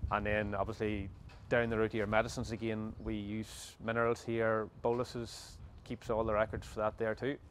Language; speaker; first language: English; native; English